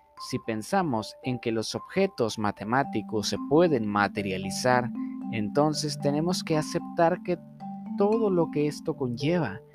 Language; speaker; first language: Spanish; native; Spanish